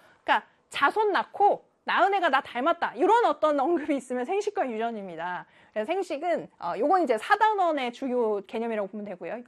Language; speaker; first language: Korean; native; Korean